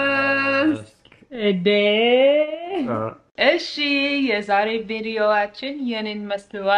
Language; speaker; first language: Amharic; non-native, learner; Arabic